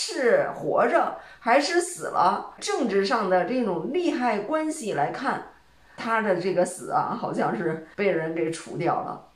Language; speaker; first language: Chinese; native; Chinese